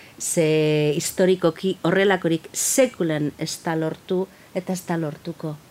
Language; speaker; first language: Basque; native; Basque